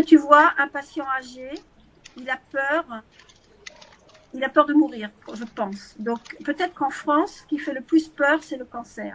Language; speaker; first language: French; native; French